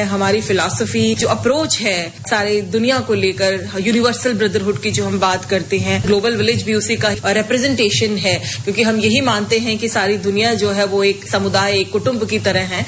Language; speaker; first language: Hindi; native; Hindi